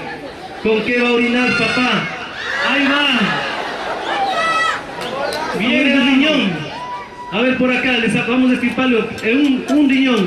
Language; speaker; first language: Spanish; native; Spanish